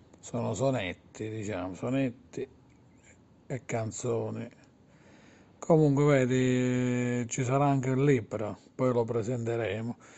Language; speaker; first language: Italian; native; Italian